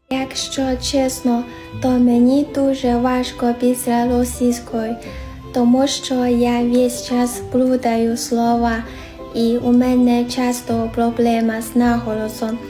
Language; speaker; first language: Ukrainian; non-native, learner; Chinese